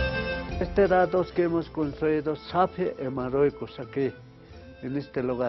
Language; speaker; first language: Spanish; non-native, local second language; Aymara